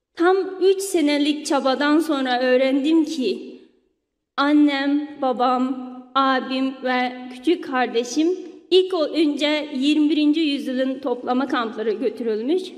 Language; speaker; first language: Turkish; non-native, fluent; Uyghur